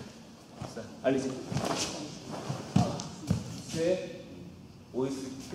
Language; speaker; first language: French; non-native, learner; Korean